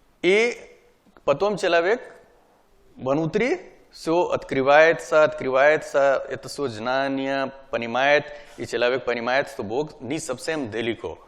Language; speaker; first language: Russian; non-native, learner; Hindi